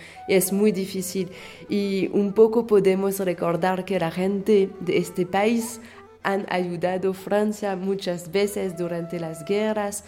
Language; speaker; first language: Spanish; non-native, fluent; French